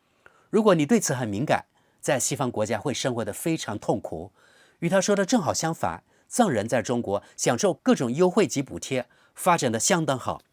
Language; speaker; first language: Chinese; native; Chinese